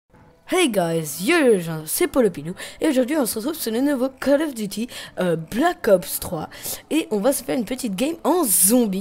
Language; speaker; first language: French; native; French